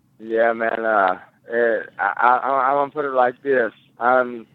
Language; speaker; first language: English; native; English